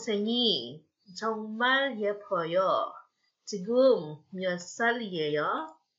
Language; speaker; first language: Korean; non-native, fluent; Filipino